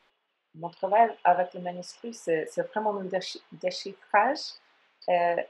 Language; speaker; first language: French; non-native, fluent; English